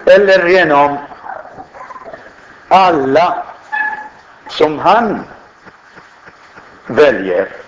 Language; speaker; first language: Swedish; non-native, fluent; Arabic